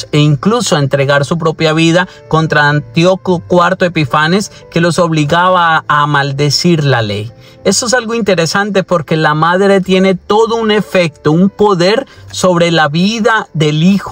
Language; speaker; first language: Spanish; native; Spanish